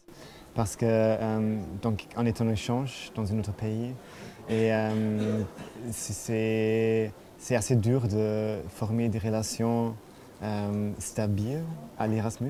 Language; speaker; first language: French; non-native, fluent; German